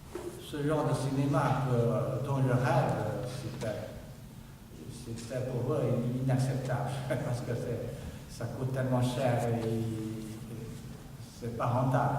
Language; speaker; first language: French; non-native, fluent; Chinese